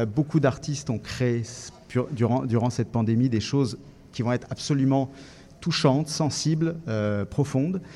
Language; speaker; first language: French; native; French